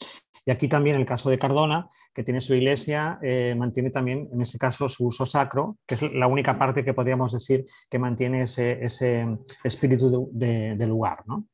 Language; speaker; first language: Spanish; native; Spanish